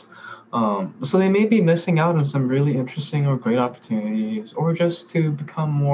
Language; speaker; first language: English; early bilingual, other home language; Korean